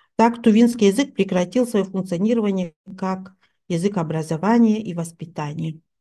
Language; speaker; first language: Russian; non-native, local second language; Tuvinian